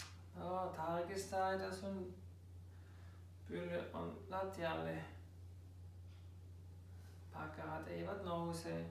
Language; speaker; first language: Finnish; non-native, learner; German